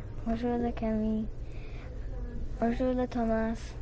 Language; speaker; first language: French; non-native, learner; English